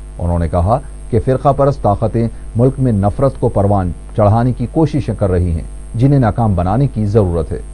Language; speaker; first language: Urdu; native; Urdu